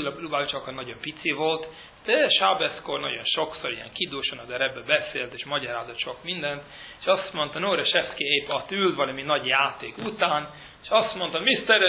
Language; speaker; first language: Hungarian; early bilingual, heritage; Hungarian